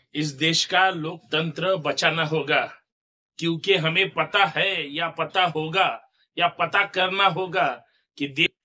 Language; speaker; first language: Hindi; non-native, local second language; Marathi